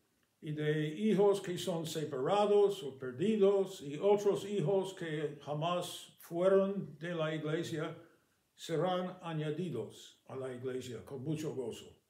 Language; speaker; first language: Spanish; non-native, fluent; English